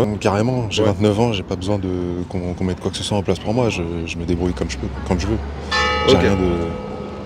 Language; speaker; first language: French; native; French